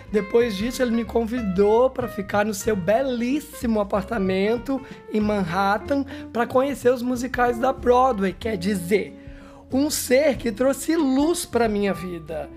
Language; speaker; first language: Portuguese; native; Portuguese